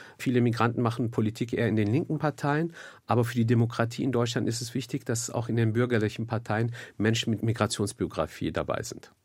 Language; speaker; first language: German; early bilingual, other home language; Turkish